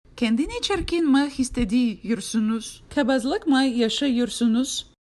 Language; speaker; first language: Turkish; non-native, learner; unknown